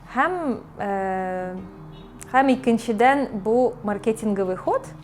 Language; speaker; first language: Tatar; non-native, local second language; Russian